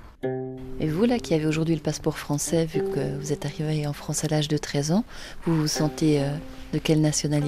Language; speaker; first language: French; native; French